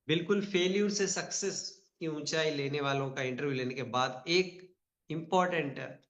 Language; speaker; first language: Hindi; non-native, local second language; Telugu